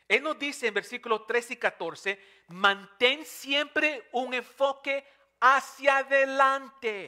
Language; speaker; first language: Spanish; non-native, fluent; English